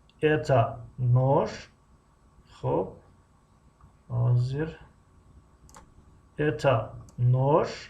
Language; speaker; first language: Russian; non-native, fluent; Tajik